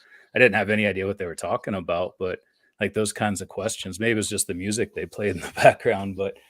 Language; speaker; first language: English; native; English